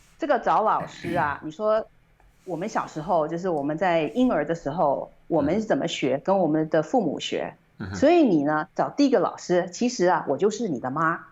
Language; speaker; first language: Chinese; native; Chinese